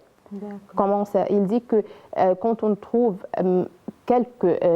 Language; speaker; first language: French; non-native, learner; Arabic